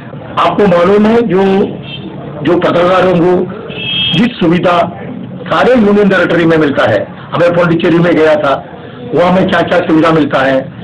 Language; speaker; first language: Hindi; non-native, local second language; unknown